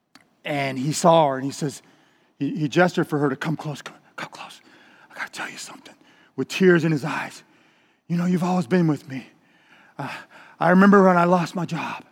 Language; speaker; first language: English; native; English